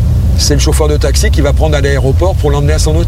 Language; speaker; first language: French; native; French